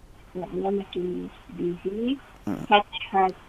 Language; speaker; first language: Arabic; non-native, learner; Indonesian